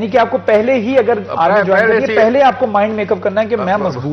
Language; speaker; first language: Hindi; non-native, local second language; Punjabi